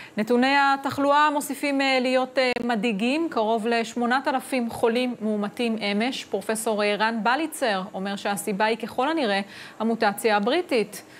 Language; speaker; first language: Hebrew; native; Hebrew